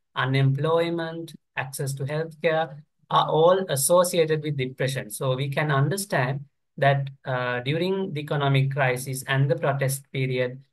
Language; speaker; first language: English; non-native, local second language; Sinhala